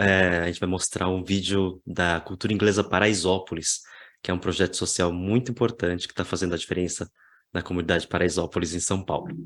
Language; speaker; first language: Portuguese; native; Portuguese